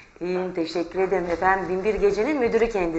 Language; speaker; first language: Turkish; native; Turkish